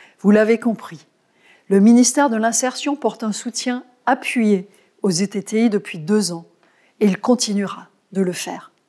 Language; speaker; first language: French; native; French